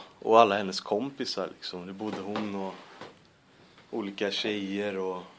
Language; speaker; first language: Swedish; native; Swedish